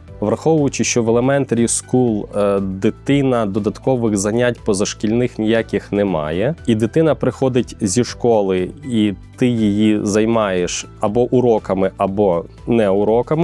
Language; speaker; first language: Ukrainian; native; Ukrainian